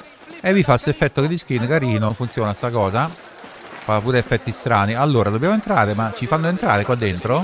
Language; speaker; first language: Italian; native; Italian